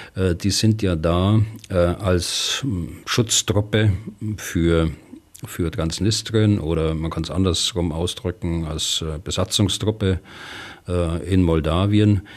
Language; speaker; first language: German; native; German